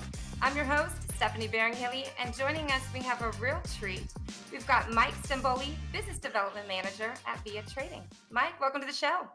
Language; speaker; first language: English; native; English